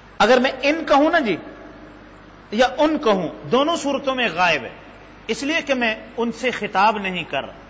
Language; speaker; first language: Urdu; native; Urdu